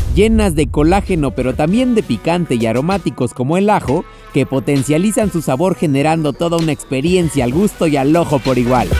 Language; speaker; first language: Spanish; native; Spanish